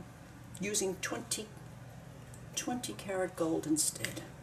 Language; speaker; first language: English; native; English